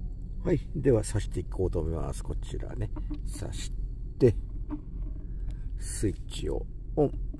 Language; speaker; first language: Japanese; native; Japanese